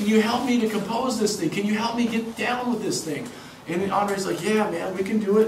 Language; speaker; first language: English; native; English